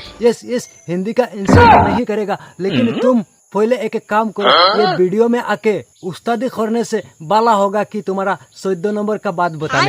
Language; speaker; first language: Hindi; non-native, local second language; Sylheti